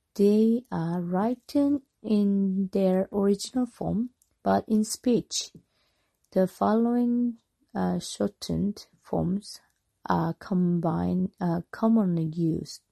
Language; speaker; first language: English; non-native, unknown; Korean